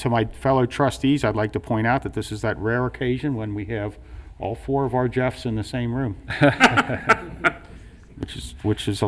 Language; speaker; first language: English; native; English